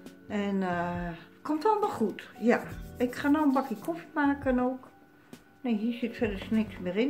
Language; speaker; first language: Dutch; native; Dutch